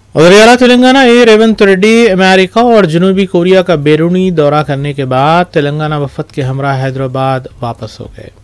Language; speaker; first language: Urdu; native; Urdu